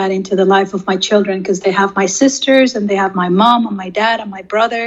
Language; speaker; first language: English; non-native, fluent; Spanish